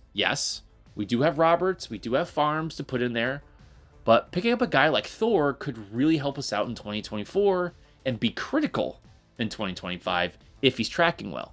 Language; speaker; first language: English; native; English